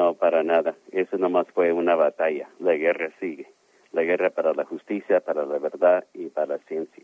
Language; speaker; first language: Spanish; early bilingual, heritage; Spanish